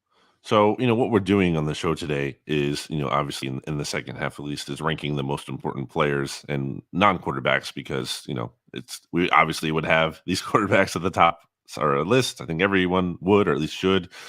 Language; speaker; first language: English; native; English